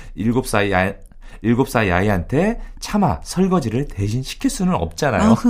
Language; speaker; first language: Korean; native; Korean